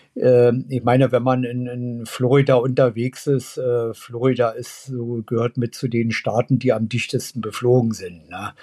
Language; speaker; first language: German; native; German